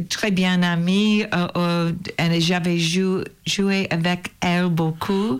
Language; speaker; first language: French; non-native, learner; English